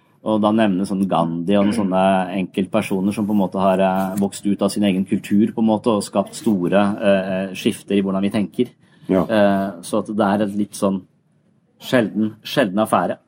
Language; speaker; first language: Norwegian; native; Norwegian